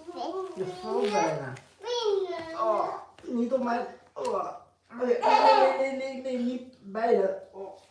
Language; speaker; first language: Dutch; non-native, fluent; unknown